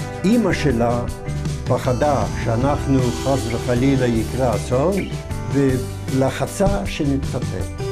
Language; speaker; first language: Hebrew; non-native, fluent; Yiddish